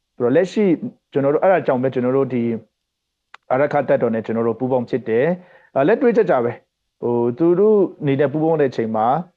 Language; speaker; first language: Burmese; non-native, local second language; Hakha Chin